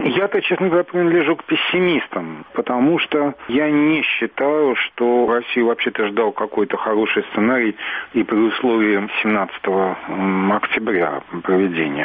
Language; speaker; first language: Russian; native; Russian